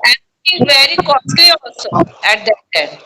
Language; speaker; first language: English; non-native, learner; Hindi